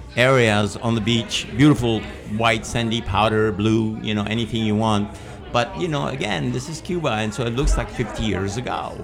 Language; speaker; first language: English; non-native, fluent; Spanish